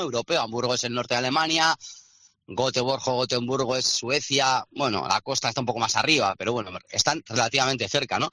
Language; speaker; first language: Spanish; native; Spanish